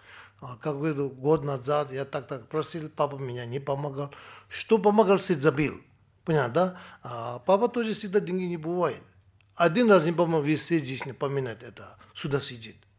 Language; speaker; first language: Russian; non-native, learner; Tibetan